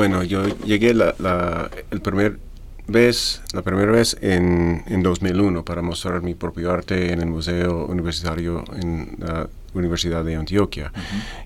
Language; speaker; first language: Spanish; non-native, fluent; English